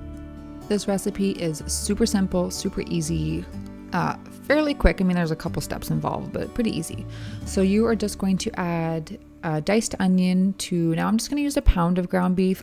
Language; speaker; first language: English; native; English